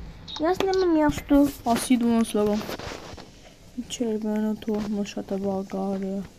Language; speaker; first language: Bulgarian; early bilingual, heritage; Bulgarian